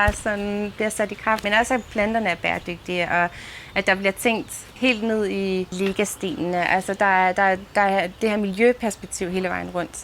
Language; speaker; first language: Danish; native; Danish